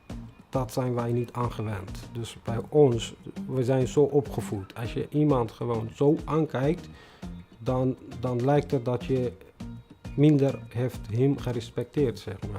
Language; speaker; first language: Dutch; non-native, fluent; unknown